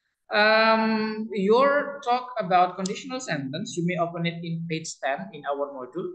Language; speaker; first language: English; non-native, fluent; Indonesian